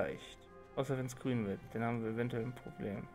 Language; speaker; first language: German; native; German